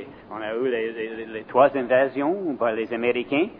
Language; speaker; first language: French; non-native, fluent; English